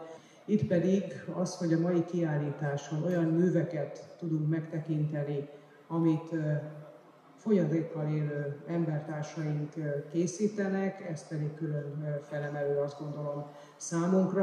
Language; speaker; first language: Hungarian; native; Hungarian